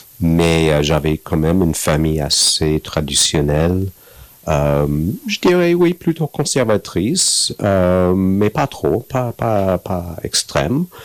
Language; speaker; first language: French; non-native, fluent; English